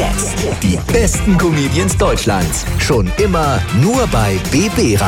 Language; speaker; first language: German; native; German